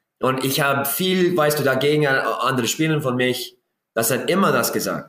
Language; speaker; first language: German; non-native, learner; English